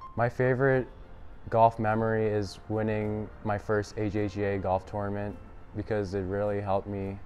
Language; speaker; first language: English; native; English